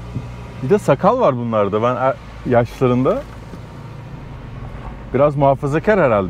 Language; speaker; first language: Turkish; native; Turkish